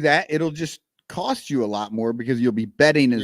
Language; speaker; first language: English; native; English